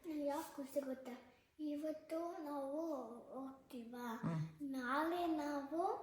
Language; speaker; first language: Kannada; early bilingual, heritage; Kannada